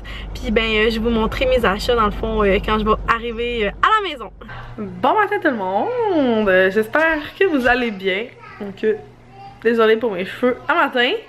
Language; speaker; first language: French; native; French